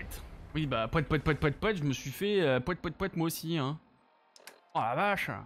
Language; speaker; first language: French; native; French